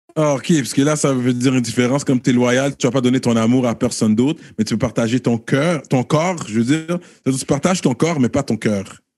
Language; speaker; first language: French; early bilingual, other home language; Haitian Creole